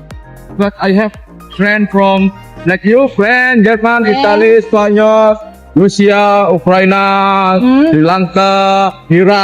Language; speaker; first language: English; non-native, learner; Indonesian